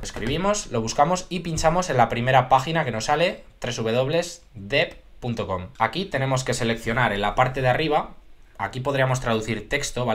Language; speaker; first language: Spanish; native; Spanish